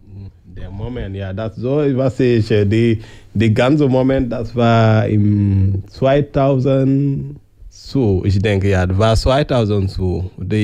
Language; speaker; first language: German; non-native, learner; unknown